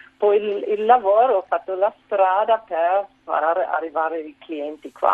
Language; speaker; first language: Italian; non-native, fluent; German